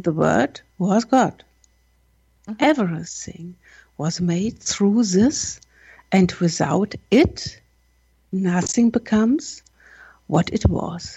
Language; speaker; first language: English; non-native, learner; German